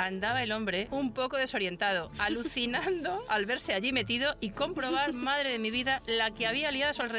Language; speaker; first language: Spanish; native; Spanish